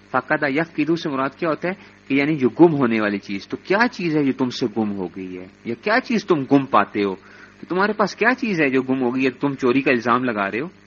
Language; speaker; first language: Urdu; native; Urdu